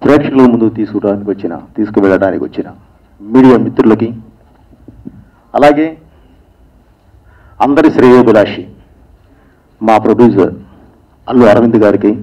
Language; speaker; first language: Telugu; native; Telugu